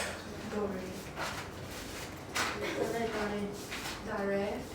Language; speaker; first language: Japanese; non-native, learner; English